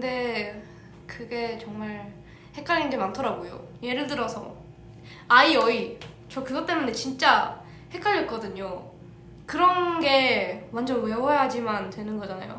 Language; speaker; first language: Korean; early bilingual, heritage; English